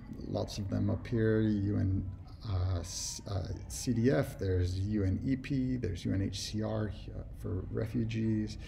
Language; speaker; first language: English; native; English